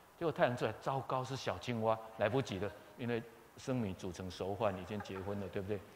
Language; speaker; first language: Chinese; native; Chinese